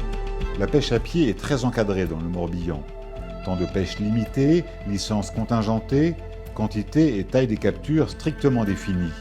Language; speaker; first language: French; native; French